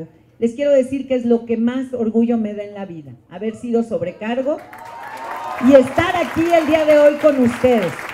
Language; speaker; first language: Spanish; native; Spanish